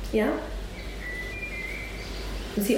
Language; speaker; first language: German; non-native, learner; Ukrainian